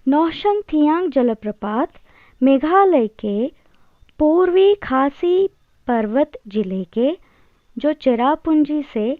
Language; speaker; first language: Hindi; non-native, local second language; Kannada